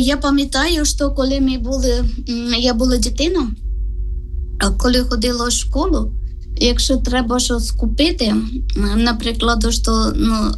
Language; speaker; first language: Ukrainian; non-native, learner; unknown